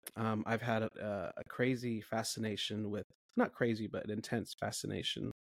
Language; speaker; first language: English; native; English